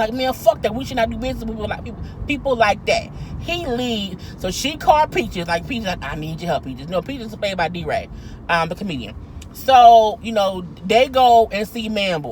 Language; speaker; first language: English; native; English